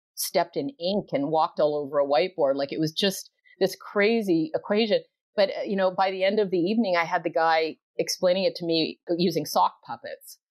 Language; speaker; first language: English; native; English